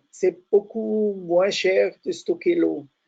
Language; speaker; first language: French; non-native, fluent; German